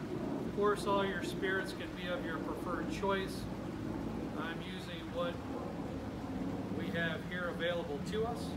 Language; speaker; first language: English; native; English